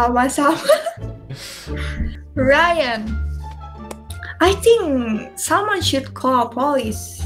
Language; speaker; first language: English; non-native, learner; Indonesian